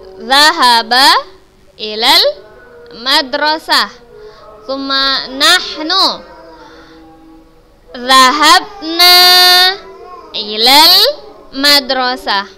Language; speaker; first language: Arabic; non-native, fluent; Indonesian